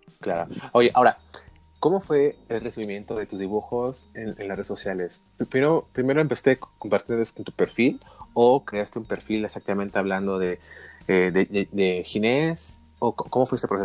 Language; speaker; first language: Spanish; native; Spanish